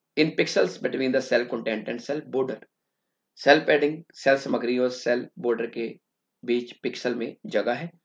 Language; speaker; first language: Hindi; non-native, local second language; Punjabi